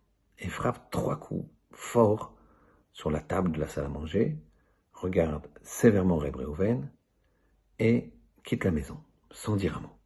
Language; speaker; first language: French; native; French